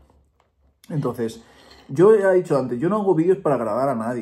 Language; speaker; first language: Spanish; native; Spanish